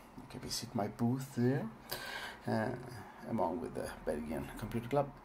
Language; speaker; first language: English; non-native, fluent; Swedish